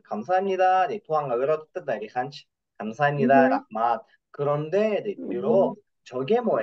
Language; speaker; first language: Korean; non-native, fluent; Kyrgyz